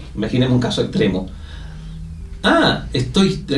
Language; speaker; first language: Spanish; native; Spanish